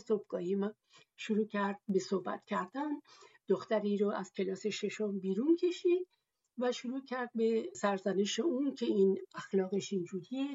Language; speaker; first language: Persian; native; Persian